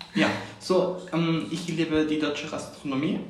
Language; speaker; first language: German; non-native, learner; Spanish